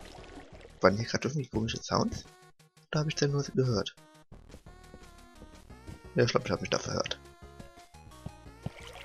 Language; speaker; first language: German; native; German